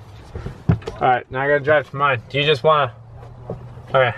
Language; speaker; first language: English; native; English